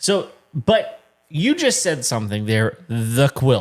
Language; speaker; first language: English; native; English